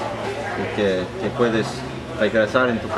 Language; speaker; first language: Spanish; non-native, learner; Danish